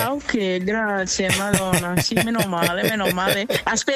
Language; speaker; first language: Italian; non-native, learner; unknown